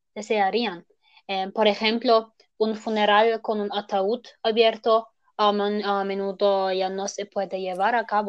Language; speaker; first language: Spanish; non-native, learner; German